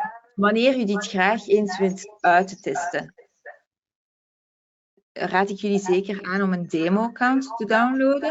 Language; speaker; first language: Dutch; native; Dutch